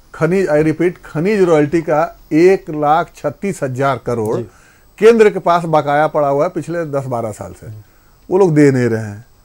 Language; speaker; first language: Hindi; native; Hindi